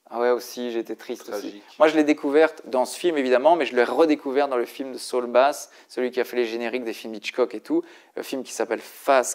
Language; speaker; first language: French; native; French